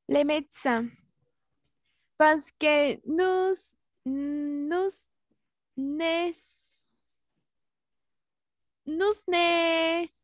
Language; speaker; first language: French; non-native, learner; Spanish